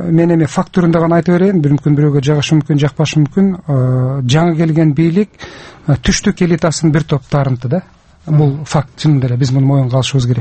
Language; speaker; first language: Kyrgyz; native; Kyrgyz